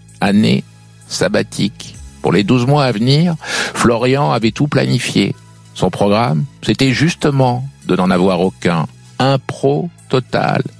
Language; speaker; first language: French; native; French